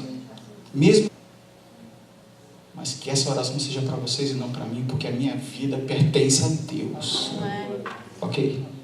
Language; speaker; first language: Portuguese; native; Portuguese